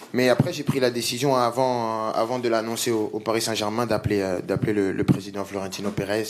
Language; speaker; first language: French; native; French